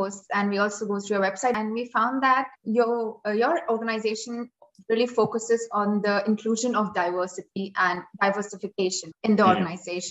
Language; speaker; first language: English; non-native, local second language; Hindi